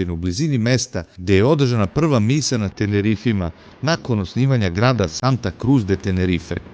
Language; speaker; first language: Serbian; native; Serbian